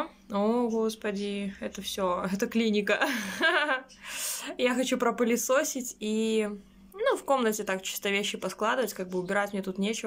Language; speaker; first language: Russian; native; Russian